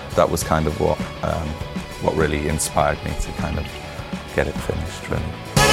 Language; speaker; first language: English; native; English